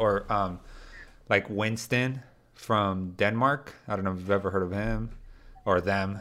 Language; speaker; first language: English; early bilingual, other home language; Spanish